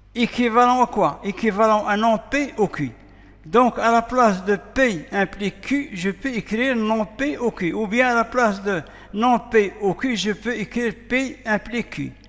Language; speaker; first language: French; non-native, local second language; Arabic